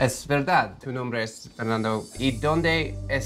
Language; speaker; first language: Spanish; non-native, learner; English